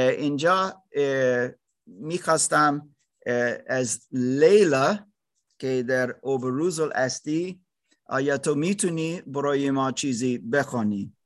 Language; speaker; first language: Persian; non-native, learner; German